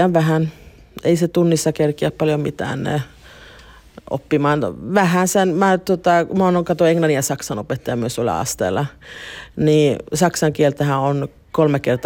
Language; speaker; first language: Finnish; early bilingual, heritage; Finnish